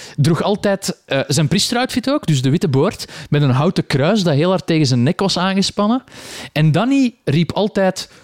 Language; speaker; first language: Dutch; native; Dutch